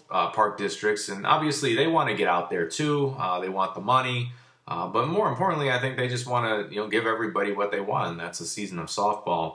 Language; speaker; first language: English; native; English